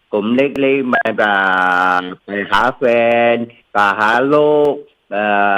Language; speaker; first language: Thai; non-native, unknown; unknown